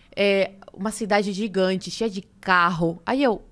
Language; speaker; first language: Portuguese; early bilingual, other home language; Spanish